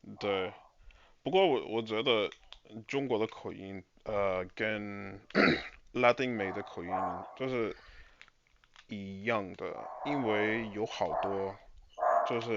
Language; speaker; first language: Chinese; non-native, fluent; English